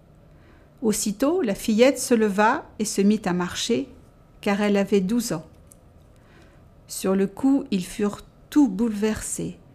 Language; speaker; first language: French; native; French